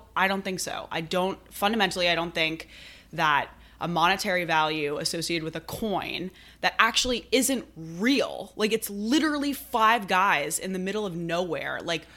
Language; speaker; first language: English; native; English